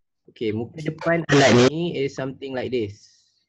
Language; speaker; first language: English; non-native, local second language; Malay